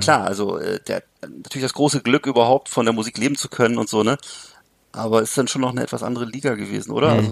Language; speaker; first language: German; native; German